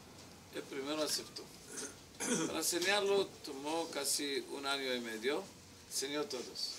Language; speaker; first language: Spanish; non-native, learner; Hebrew